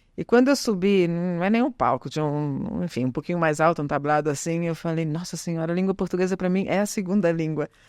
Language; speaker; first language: Portuguese; early bilingual, other home language; Italian